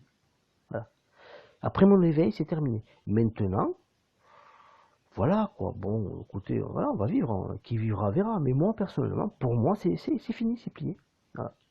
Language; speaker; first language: French; native; French